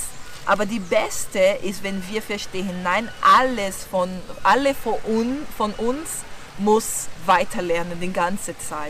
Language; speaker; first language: German; non-native, learner; Portuguese